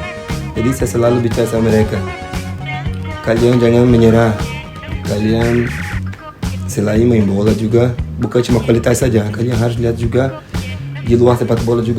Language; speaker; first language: Indonesian; non-native, fluent; Portuguese